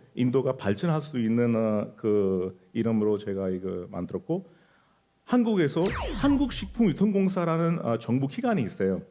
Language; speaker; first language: Korean; non-native, fluent; Hindi